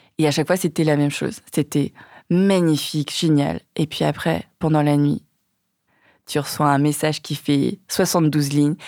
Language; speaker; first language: French; early bilingual, other home language; Vietnamese